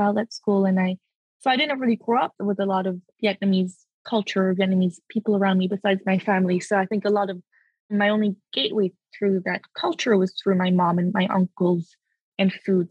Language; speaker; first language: English; early bilingual, other home language; French